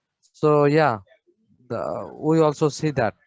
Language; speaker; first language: English; non-native, fluent; Bangla